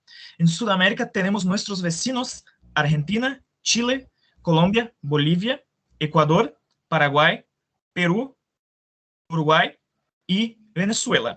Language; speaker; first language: Spanish; non-native, fluent; Portuguese